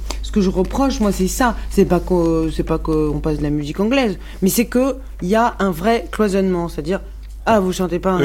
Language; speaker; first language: French; non-native, local second language; Arabic